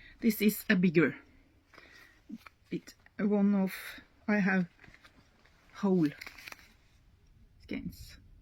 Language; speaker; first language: English; non-native, learner; Norwegian